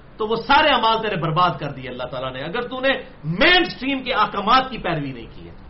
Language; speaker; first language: Urdu; non-native, local second language; Punjabi